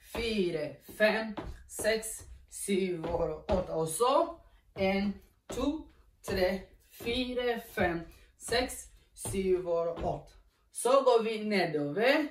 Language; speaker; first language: Norwegian; non-native, fluent; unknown